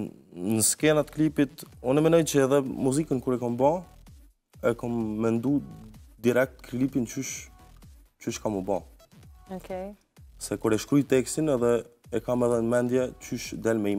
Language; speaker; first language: Albanian; early bilingual, heritage; Albanian